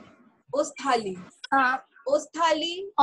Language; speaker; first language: French; non-native, fluent; Hindi